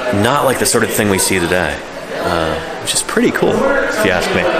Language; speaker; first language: English; native; English